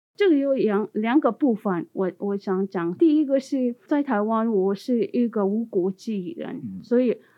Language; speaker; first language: Chinese; non-native, learner; Tibetan